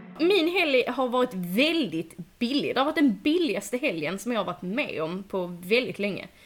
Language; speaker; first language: Swedish; native; Swedish